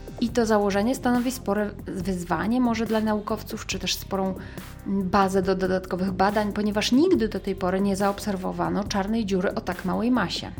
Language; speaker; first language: Polish; native; Polish